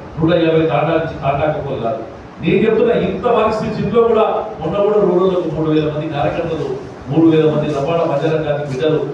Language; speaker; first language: Telugu; non-native, local second language; Lambadi